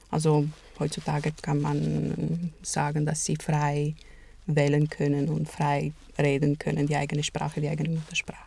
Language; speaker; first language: German; non-native, fluent; Romanian